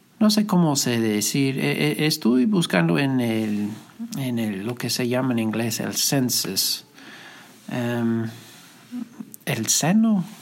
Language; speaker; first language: Spanish; non-native, fluent; English